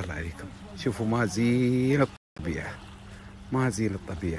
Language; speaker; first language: Arabic; native; Arabic